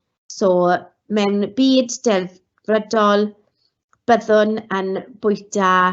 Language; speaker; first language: Welsh; non-native, local second language; English